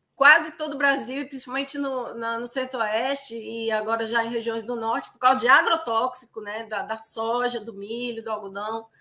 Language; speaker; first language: Portuguese; native; Portuguese